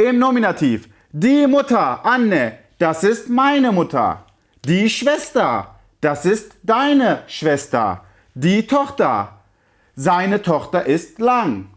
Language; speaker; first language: German; non-native, fluent; Turkish